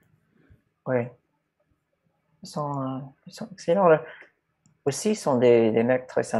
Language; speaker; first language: French; non-native, fluent; English